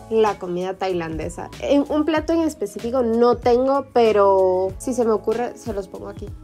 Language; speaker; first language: Spanish; early bilingual, heritage; Spanish